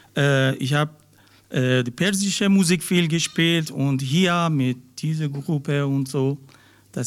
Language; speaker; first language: German; non-native, learner; Persian